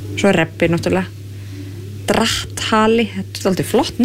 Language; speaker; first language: Icelandic; native; Icelandic